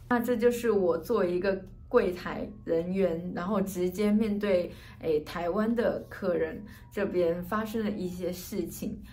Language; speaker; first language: Chinese; native; Chinese